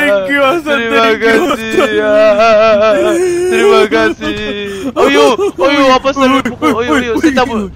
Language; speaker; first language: Malay; native; Malay